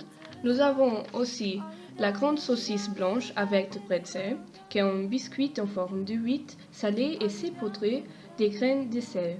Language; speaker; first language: French; non-native, learner; German